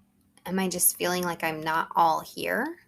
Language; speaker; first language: English; native; English